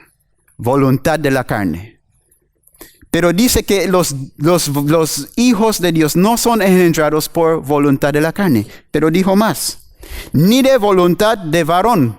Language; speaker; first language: Spanish; non-native, learner; English